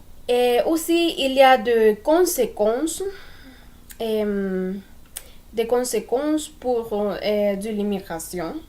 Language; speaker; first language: French; non-native, learner; Spanish